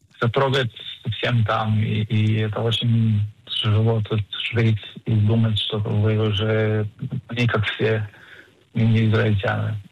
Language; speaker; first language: Russian; early bilingual, other home language; Hebrew